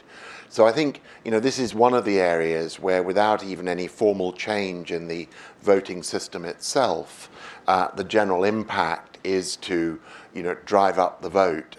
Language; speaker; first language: English; native; English